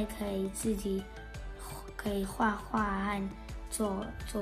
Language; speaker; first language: Chinese; early bilingual, other home language; Dutch